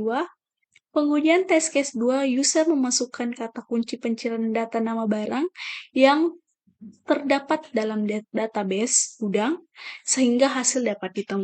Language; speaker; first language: Indonesian; native; Indonesian